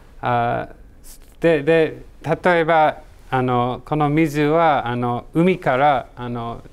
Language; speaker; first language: Japanese; non-native, learner; English